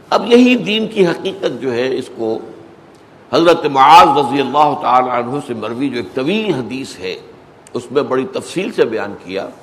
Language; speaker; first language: Urdu; native; Urdu